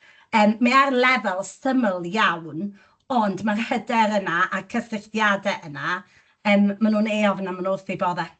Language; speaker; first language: Welsh; native; Welsh